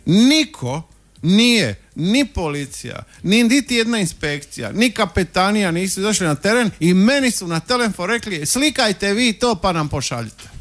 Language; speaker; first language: Croatian; native; Croatian